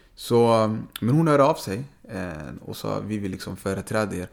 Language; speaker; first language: Swedish; native; Swedish